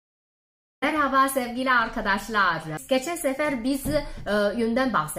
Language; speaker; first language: Turkish; non-native, fluent; Chinese